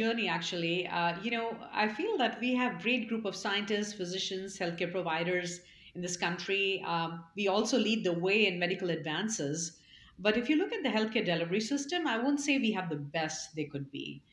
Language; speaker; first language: English; non-native, local second language; Hindi